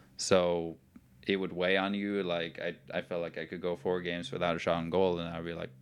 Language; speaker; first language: English; non-native, fluent; Norwegian